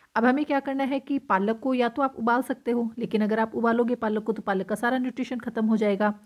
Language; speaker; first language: Hindi; native; Hindi